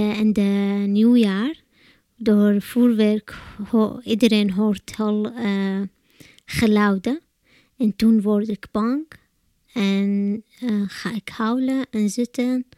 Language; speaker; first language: Dutch; non-native, learner; Arabic